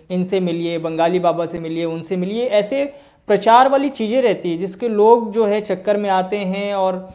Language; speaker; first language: Hindi; native; Hindi